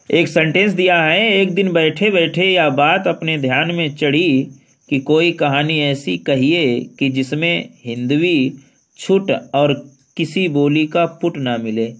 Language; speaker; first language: Hindi; native; Hindi